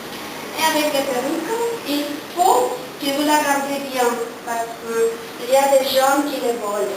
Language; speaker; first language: French; non-native, learner; Spanish